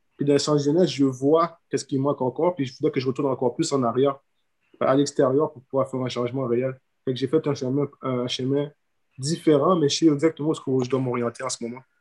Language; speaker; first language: French; early bilingual, other home language; Haitian Creole